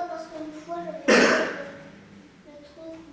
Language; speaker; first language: French; native; French